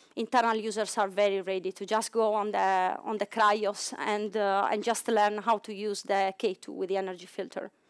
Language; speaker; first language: English; non-native, fluent; Italian